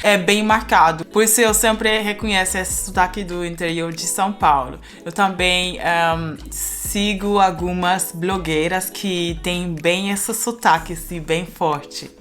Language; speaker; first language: Portuguese; non-native, fluent; Spanish